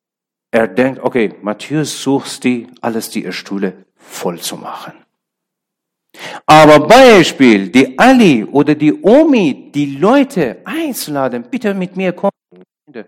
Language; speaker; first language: German; non-native, learner; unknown